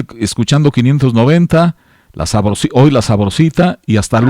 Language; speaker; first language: Spanish; native; Spanish